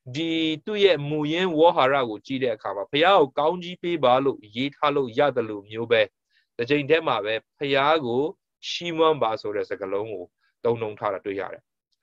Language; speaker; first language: Burmese; non-native, local second language; Tedim Chin